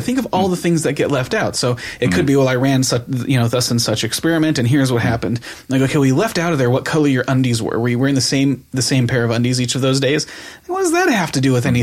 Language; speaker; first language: English; native; English